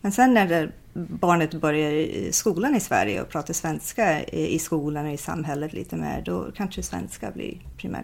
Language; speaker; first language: Swedish; non-native, fluent; English